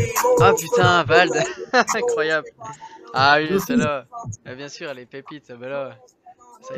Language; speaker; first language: French; native; French